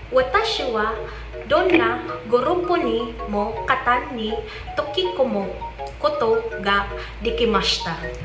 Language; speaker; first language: Japanese; non-native, learner; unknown